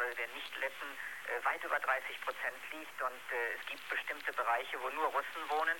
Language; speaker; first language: German; native; German